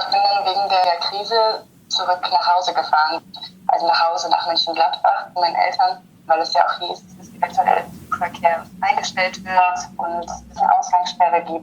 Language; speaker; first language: German; native; German